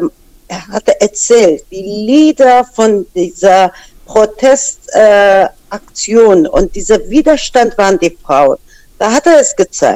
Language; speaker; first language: German; non-native, fluent; Persian